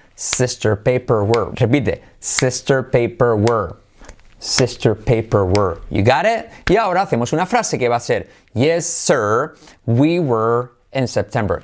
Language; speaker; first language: English; non-native, fluent; Spanish